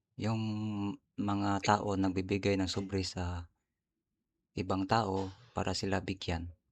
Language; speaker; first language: Filipino; native; Filipino